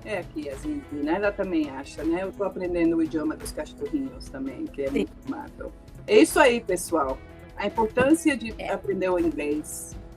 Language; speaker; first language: Portuguese; native; Portuguese